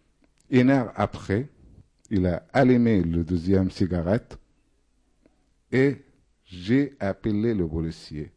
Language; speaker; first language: French; non-native, fluent; Arabic